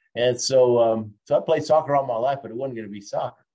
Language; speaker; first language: English; early bilingual, other home language; Spanish